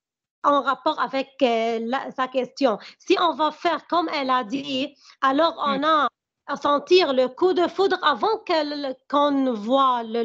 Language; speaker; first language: French; non-native, learner; Arabic